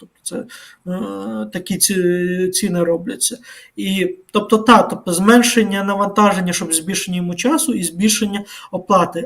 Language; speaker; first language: Ukrainian; native; Ukrainian